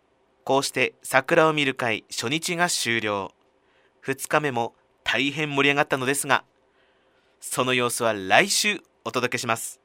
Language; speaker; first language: Japanese; native; Japanese